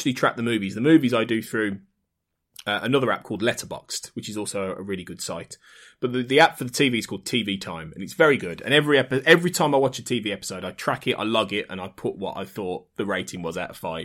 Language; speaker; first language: English; native; English